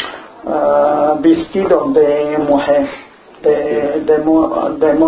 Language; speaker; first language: Spanish; non-native, learner; Chinese